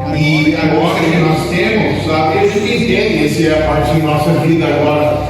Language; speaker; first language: Portuguese; non-native, fluent; English